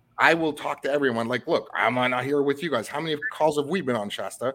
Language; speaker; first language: English; early bilingual, other home language; French